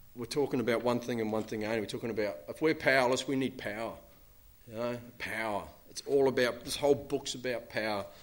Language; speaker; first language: English; native; English